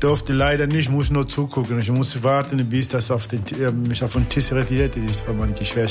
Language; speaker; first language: German; non-native, fluent; Portuguese